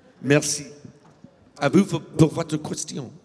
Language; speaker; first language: French; non-native, learner; English